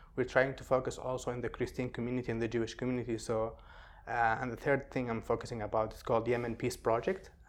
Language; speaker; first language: English; non-native, fluent; Arabic